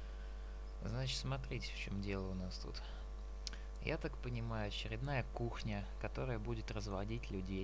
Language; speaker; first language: Russian; native; Russian